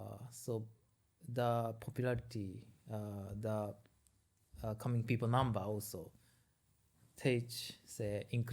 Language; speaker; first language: English; non-native, learner; Japanese